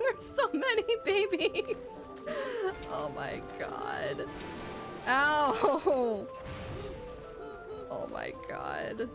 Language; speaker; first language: English; native; English